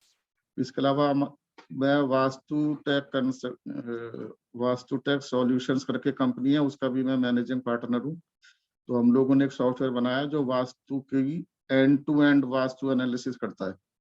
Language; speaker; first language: Hindi; native; Hindi